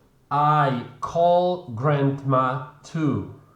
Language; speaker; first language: English; non-native, fluent; Polish